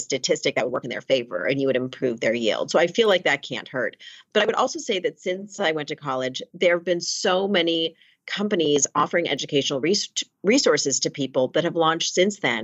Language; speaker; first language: English; native; English